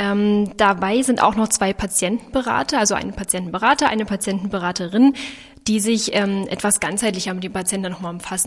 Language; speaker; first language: German; native; German